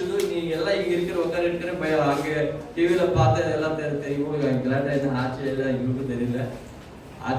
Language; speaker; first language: Tamil; non-native, learner; Kannada